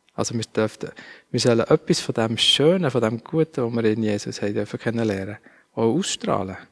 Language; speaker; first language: German; native; German